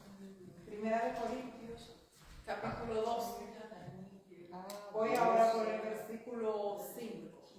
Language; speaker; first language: Spanish; native; Spanish